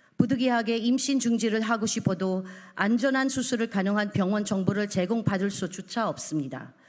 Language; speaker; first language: Korean; non-native, fluent; Filipino